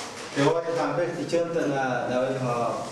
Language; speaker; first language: Spanish; non-native, local second language; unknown